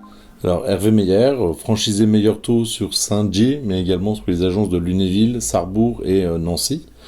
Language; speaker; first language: French; native; French